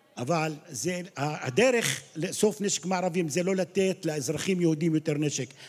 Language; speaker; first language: Hebrew; non-native, local second language; Arabic